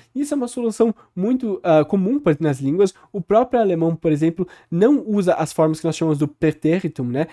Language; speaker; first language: Portuguese; native; Portuguese